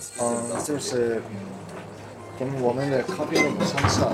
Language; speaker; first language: Chinese; early bilingual, heritage; Chinese